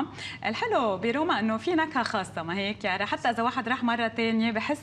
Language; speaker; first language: Arabic; native; Arabic